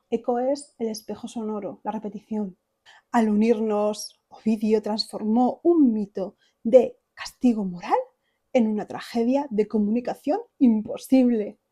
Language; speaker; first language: Spanish; native; Spanish